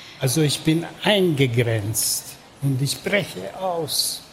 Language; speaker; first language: German; non-native, fluent; Hungarian